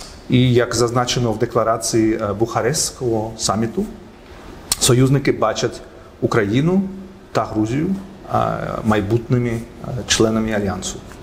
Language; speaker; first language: Ukrainian; non-native, fluent; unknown